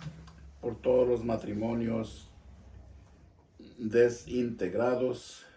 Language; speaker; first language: Spanish; native; Spanish